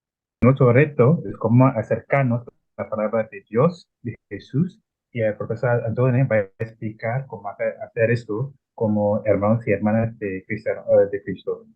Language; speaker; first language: Spanish; non-native, learner; Italian